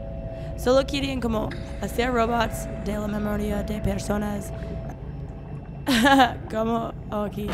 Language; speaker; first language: Spanish; non-native, learner; English